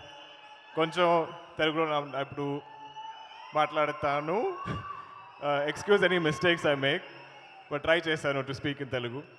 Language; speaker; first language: Telugu; non-native, learner; Malayalam